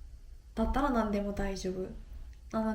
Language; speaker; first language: Japanese; non-native, fluent; Korean